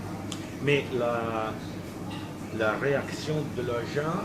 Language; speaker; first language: French; non-native, fluent; Italian